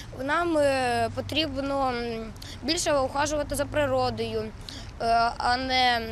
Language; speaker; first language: Ukrainian; non-native, local second language; Russian